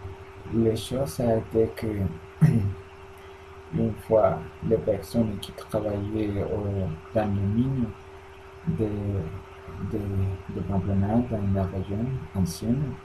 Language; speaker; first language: French; non-native, learner; Spanish